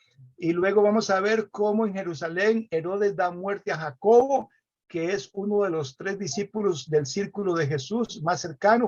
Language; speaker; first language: Spanish; native; Spanish